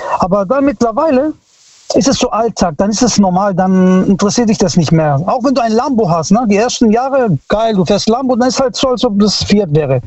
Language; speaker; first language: German; early bilingual, other home language; Italian